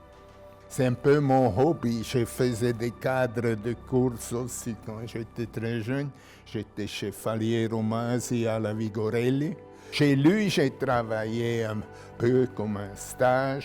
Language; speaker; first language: French; non-native, local second language; German